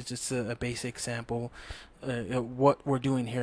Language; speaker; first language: English; native; English